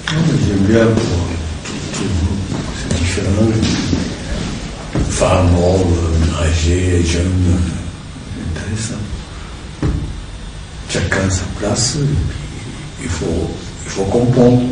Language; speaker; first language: French; non-native, learner; Japanese